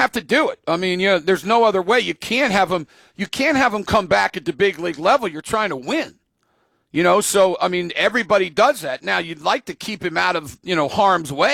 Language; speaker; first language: English; native; English